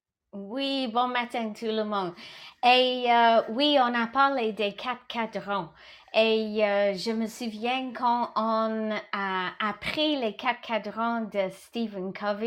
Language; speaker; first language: French; non-native, fluent; English